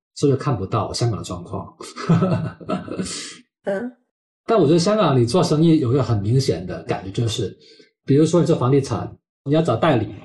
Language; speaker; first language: Chinese; non-native, local second language; Cantonese